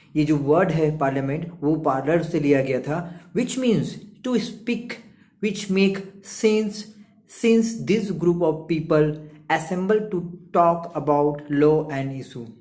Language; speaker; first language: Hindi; native; Hindi